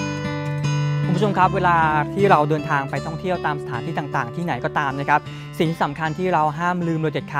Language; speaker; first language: Thai; native; Thai